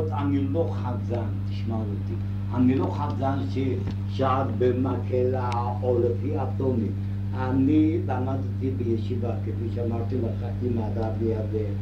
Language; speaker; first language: Hebrew; non-native, fluent; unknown